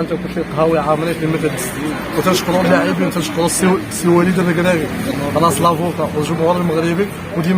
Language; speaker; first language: Arabic; native; Arabic